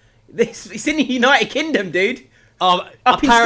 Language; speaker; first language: English; native; English